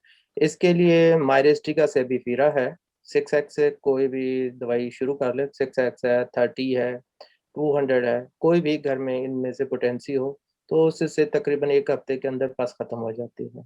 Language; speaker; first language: Urdu; native; Urdu